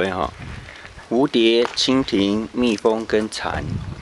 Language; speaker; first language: Chinese; native; Chinese